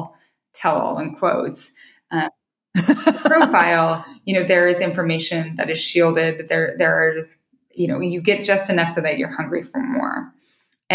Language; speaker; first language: English; native; English